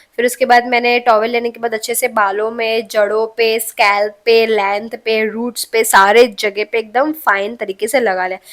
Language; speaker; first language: Hindi; non-native, local second language; Marathi